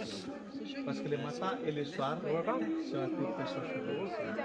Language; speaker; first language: French; non-native, learner; Hindi